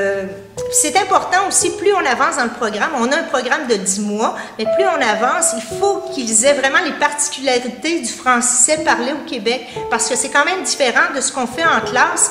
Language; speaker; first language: French; native; French